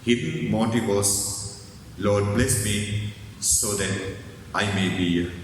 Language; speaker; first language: English; non-native, local second language; Sinhala